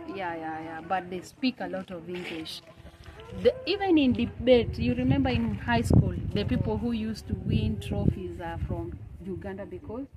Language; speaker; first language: English; non-native, local second language; Kalenjin